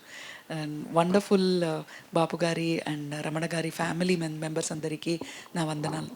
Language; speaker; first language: Telugu; non-native, fluent; Tamil